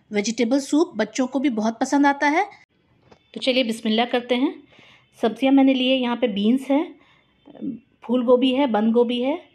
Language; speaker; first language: Hindi; native; Hindi